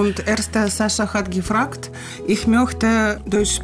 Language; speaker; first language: German; non-native, learner; Ukrainian